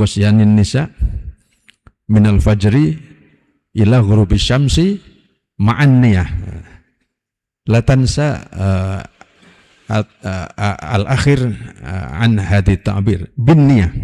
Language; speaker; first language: Arabic; non-native, fluent; Indonesian